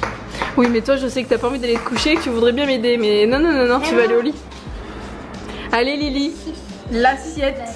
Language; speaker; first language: French; native; French